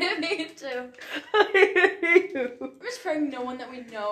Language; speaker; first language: English; native; English